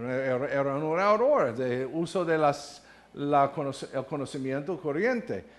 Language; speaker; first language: Spanish; non-native, learner; English